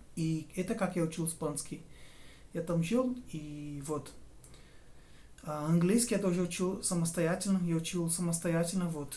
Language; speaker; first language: Russian; non-native, fluent; Portuguese